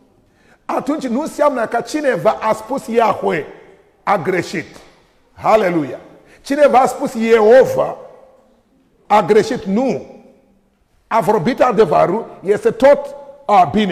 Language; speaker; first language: Romanian; non-native, learner; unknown